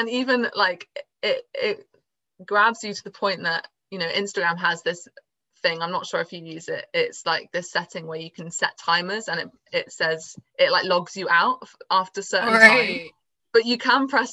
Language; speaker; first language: English; native; English